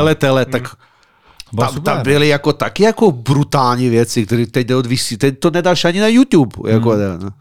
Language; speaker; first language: Czech; non-native, fluent; Serbian